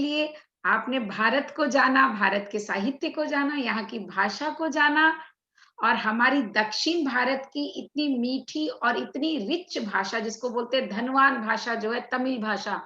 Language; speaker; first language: Hindi; native; Hindi